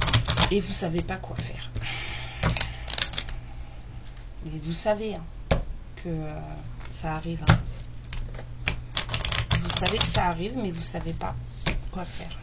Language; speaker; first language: French; native; French